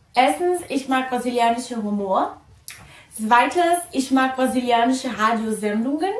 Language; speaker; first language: German; non-native, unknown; Portuguese